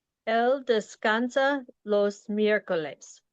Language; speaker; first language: Spanish; non-native, learner; English